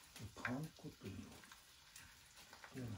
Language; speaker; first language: Japanese; native; Japanese